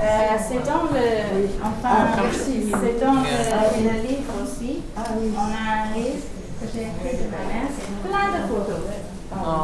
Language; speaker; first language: French; early bilingual, heritage; English